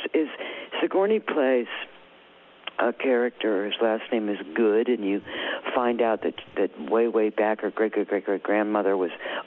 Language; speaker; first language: English; native; English